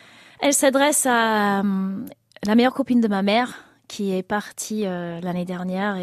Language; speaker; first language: French; non-native, fluent; English